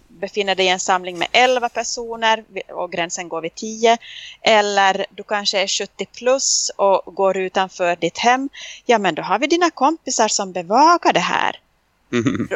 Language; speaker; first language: Swedish; native; Swedish